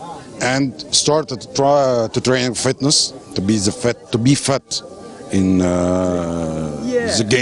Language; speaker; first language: English; non-native, learner; Arabic